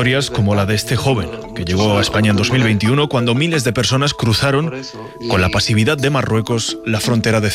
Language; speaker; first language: Spanish; native; Spanish